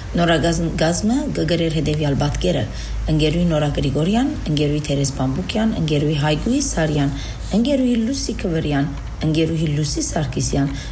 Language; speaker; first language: Armenian; early bilingual, heritage; Armenian